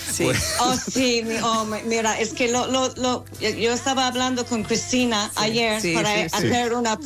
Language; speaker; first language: Spanish; non-native, fluent; English